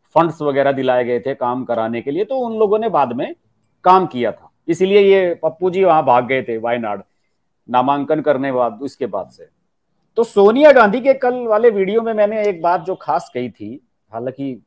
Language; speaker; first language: Hindi; native; Hindi